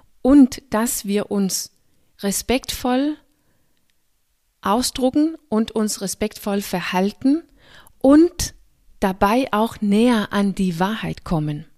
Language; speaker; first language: German; non-native, fluent; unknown